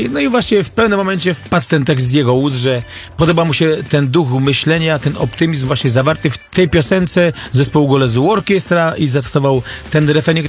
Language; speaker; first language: Polish; native; Polish